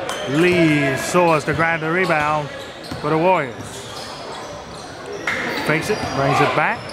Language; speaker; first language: English; native; English